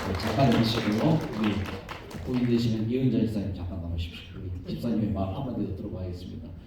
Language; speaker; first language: Korean; native; Korean